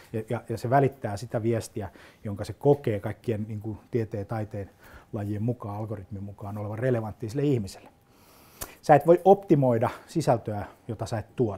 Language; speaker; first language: Finnish; native; Finnish